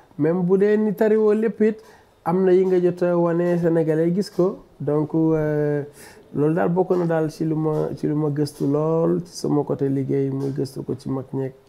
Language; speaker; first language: Wolof; non-native, local second language; Fula